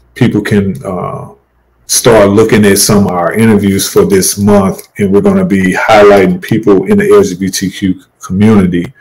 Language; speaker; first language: English; native; English